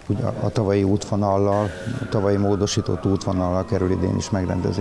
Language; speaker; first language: Hungarian; native; Hungarian